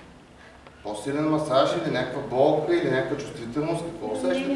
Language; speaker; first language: Bulgarian; native; Bulgarian